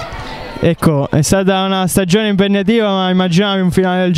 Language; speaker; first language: Italian; native; Italian